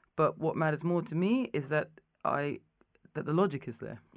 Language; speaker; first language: English; native; English